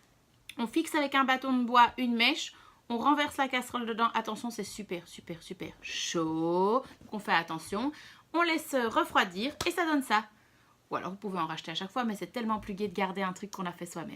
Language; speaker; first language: French; native; French